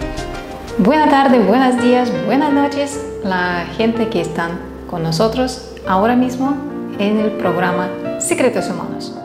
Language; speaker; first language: Spanish; non-native, fluent; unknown